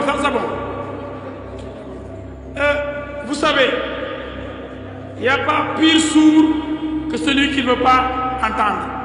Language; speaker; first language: French; non-native, local second language; Wolof